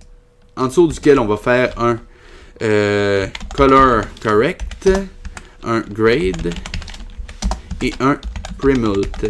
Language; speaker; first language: French; native; French